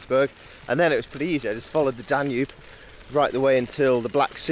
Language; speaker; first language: English; native; English